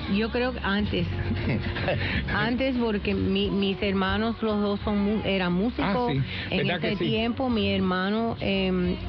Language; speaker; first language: Spanish; early bilingual, heritage; Spanish